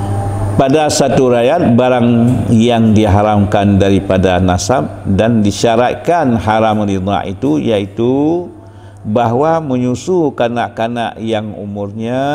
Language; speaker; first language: Indonesian; non-native, local second language; Achinese